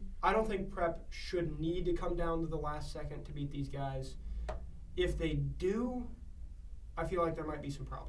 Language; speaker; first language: English; native; English